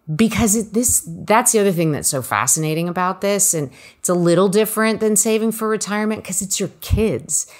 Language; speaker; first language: English; native; English